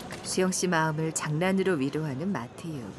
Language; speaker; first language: Korean; native; Korean